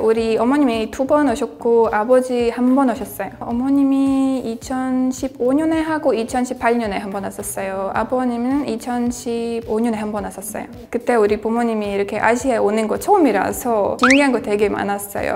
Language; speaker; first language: Korean; non-native, fluent; Latvian